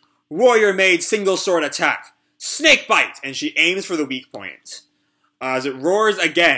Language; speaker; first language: English; native; English